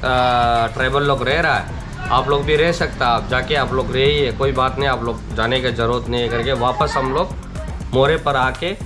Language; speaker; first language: Hindi; non-native, local second language; Tamil